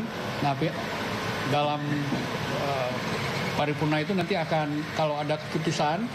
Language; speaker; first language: Indonesian; native; Indonesian